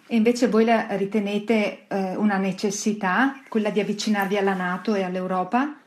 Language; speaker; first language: Italian; native; Italian